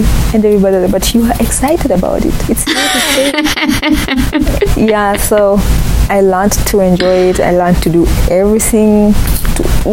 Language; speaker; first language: English; non-native, local second language; Ganda